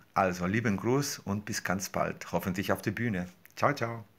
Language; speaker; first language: German; non-native, fluent; Spanish